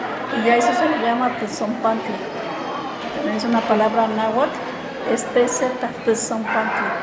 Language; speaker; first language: Spanish; native; Spanish